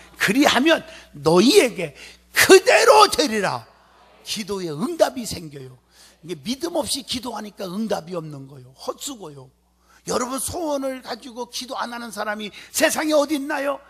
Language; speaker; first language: Korean; native; Korean